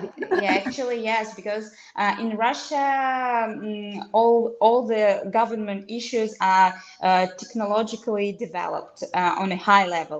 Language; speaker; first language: English; non-native, fluent; Russian